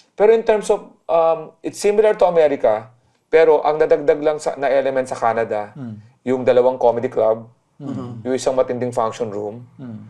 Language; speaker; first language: Filipino; native; Filipino